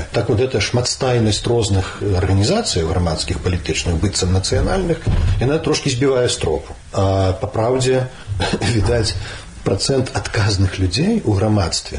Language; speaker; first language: Belarusian; native; Belarusian